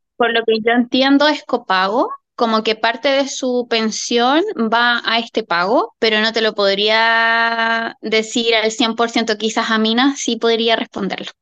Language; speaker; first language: Spanish; native; Spanish